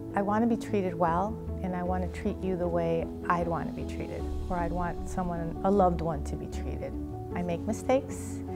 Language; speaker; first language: English; early bilingual, other home language; Spanish